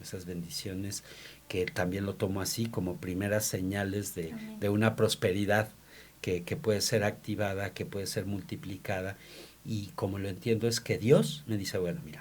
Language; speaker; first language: Spanish; native; Spanish